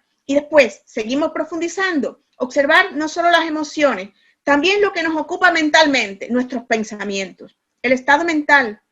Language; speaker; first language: Spanish; native; Spanish